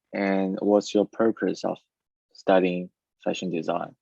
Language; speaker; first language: English; non-native, learner; Chinese